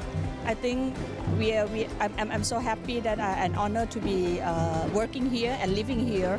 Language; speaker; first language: English; non-native, fluent; Thai